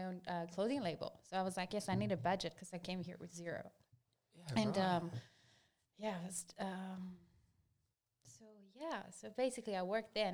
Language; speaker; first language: English; non-native, fluent; Greek